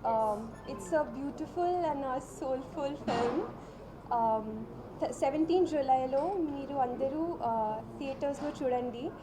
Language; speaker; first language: Telugu; non-native, learner; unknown